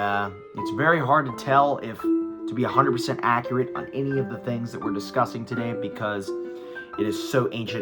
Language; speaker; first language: English; native; English